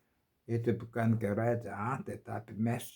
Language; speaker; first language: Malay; non-native, learner; Korean